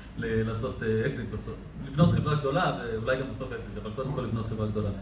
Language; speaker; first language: Hebrew; native; Hebrew